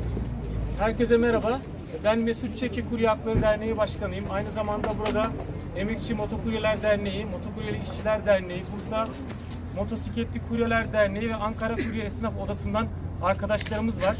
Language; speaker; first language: Turkish; native; Turkish